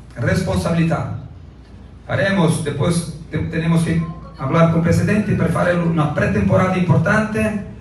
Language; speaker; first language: Spanish; non-native, learner; Portuguese